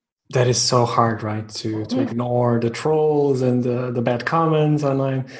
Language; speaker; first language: English; non-native, fluent; Portuguese